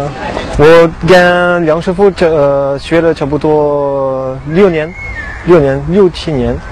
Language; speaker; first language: Chinese; non-native, learner; French